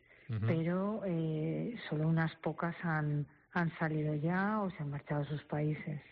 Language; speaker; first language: Spanish; native; Spanish